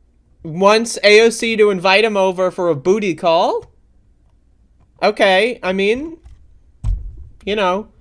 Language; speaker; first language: English; native; English